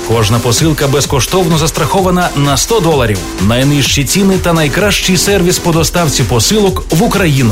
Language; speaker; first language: Ukrainian; native; Ukrainian